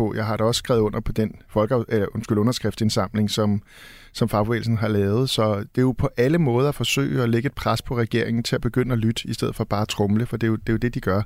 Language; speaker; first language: Danish; native; Danish